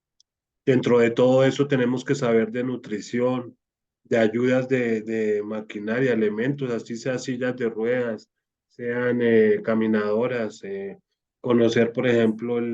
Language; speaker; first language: Spanish; native; Spanish